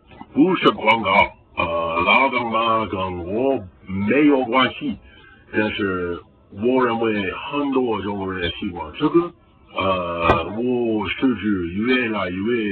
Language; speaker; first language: Chinese; non-native, learner; English